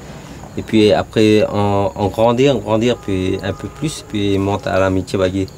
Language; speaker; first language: French; early bilingual, heritage; Vietnamese